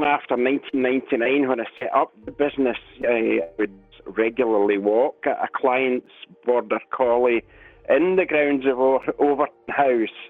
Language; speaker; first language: English; native; English